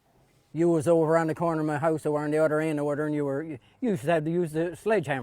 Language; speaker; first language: English; native; English